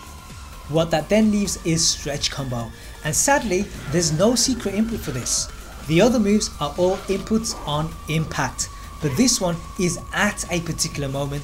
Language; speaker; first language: English; native; English